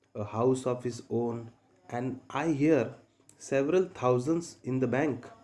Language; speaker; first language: English; non-native, local second language; Marathi